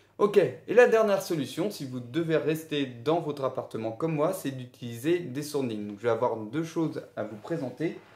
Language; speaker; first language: French; native; French